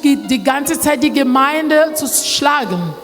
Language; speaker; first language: German; non-native, learner; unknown